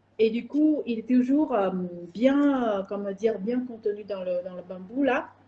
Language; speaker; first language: French; non-native, fluent; Vietnamese